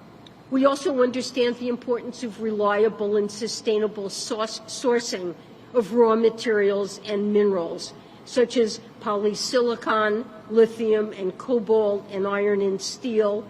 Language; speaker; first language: English; native; English